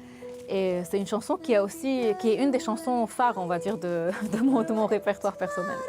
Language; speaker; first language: French; non-native, local second language; Arabic